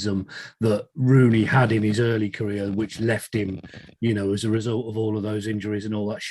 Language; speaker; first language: English; native; English